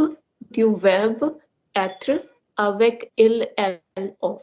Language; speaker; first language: French; non-native, learner; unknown